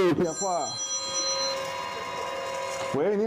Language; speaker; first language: Chinese; non-native, learner; Morisyen